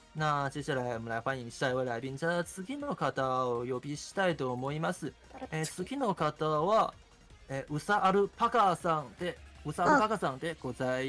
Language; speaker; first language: Japanese; native; Japanese